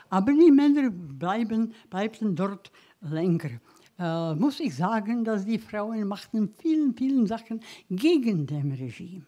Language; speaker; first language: German; non-native, learner; Czech